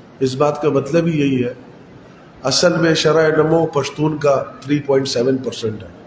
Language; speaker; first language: Urdu; non-native, local second language; Pashto